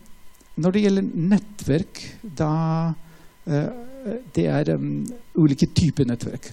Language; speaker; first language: Norwegian; non-native, fluent; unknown